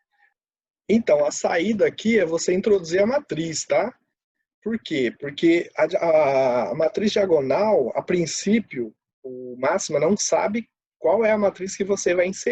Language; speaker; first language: Portuguese; native; Portuguese